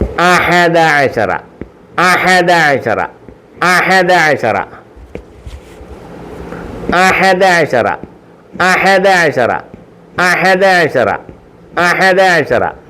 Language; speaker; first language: Arabic; non-native, fluent; Malayalam